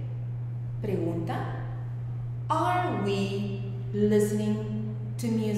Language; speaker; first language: English; non-native, fluent; Spanish